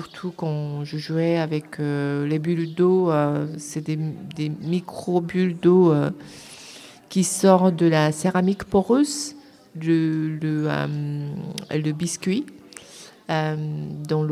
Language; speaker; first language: French; non-native, fluent; Japanese